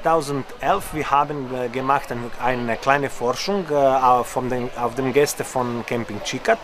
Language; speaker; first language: German; non-native, learner; Croatian